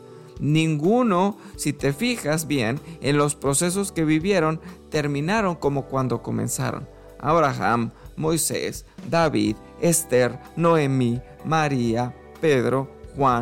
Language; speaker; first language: Spanish; native; Spanish